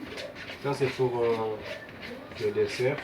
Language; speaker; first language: French; non-native, fluent; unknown